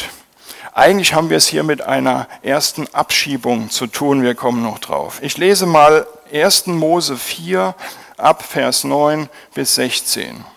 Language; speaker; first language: German; native; German